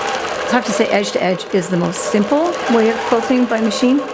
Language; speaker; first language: English; native; English